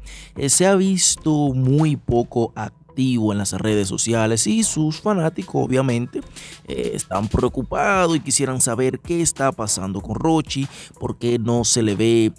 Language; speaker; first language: Spanish; native; Spanish